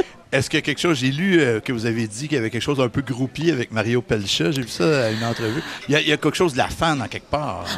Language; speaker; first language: French; native; French